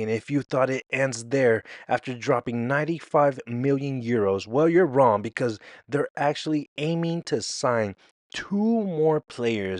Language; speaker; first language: English; native; English